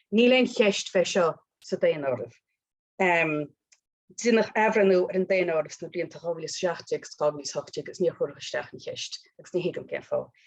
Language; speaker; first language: Irish; native; Irish